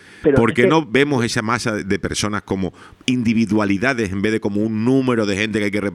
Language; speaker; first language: Spanish; native; Spanish